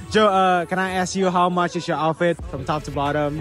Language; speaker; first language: English; non-native, fluent; Indonesian